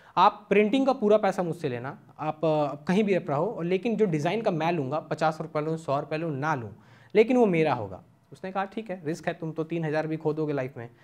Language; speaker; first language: Hindi; native; Hindi